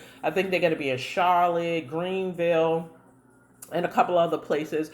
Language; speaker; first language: English; native; English